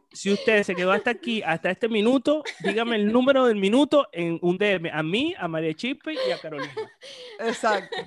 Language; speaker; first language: Spanish; native; Spanish